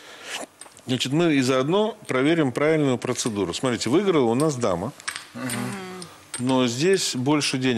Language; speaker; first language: Russian; native; Russian